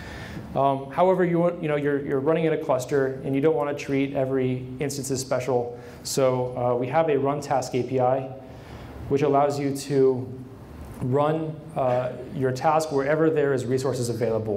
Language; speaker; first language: English; native; English